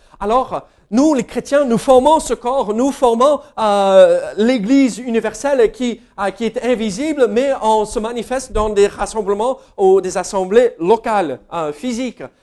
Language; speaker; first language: French; non-native, fluent; English